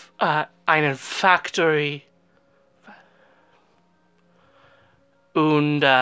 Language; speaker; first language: German; non-native, learner; English